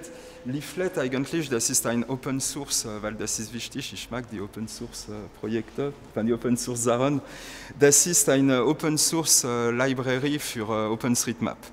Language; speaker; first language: German; non-native, learner; French